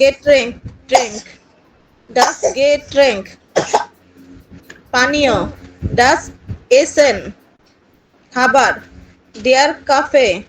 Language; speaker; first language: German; non-native, learner; Bangla